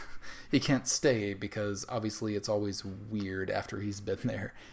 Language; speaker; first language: English; native; English